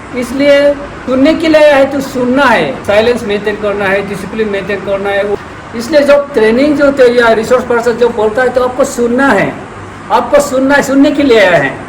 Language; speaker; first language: Hindi; non-native, local second language; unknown